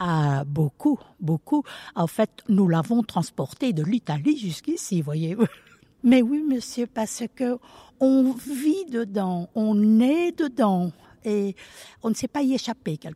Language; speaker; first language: French; early bilingual, other home language; Italian